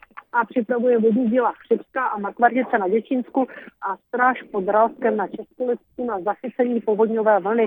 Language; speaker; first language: Czech; native; Czech